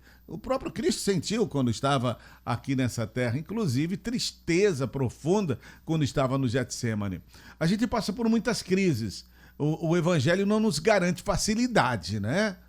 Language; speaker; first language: Portuguese; native; Portuguese